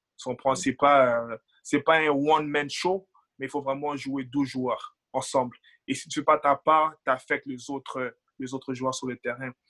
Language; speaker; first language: French; early bilingual, other home language; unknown